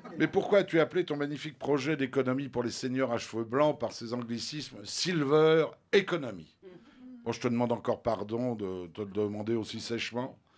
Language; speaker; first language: French; native; French